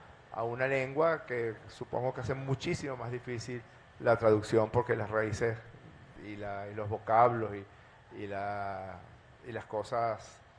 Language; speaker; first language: Spanish; native; Spanish